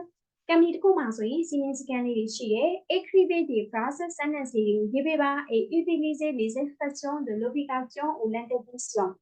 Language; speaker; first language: French; non-native, fluent; Burmese